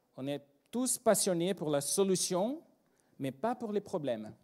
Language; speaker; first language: French; non-native, fluent; Portuguese